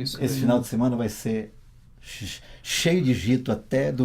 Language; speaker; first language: Portuguese; native; Portuguese